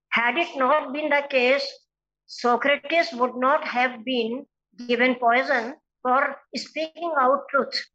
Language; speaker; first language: English; non-native, local second language; Hindi